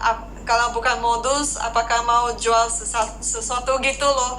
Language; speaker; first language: Indonesian; non-native, fluent; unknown